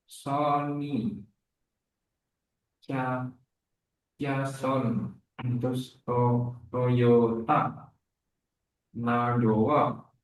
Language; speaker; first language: Japanese; non-native, learner; Indonesian